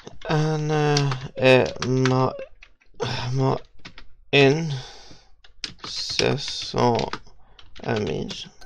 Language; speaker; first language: French; non-native, learner; English